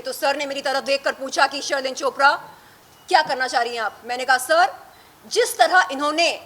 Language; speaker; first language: Hindi; native; Hindi